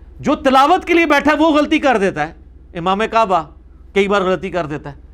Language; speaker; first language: Urdu; non-native, local second language; Punjabi